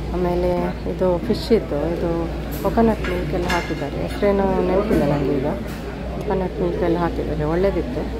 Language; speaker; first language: Kannada; non-native, local second language; Tulu